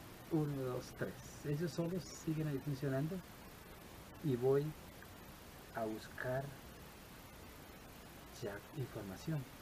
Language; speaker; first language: Spanish; native; Spanish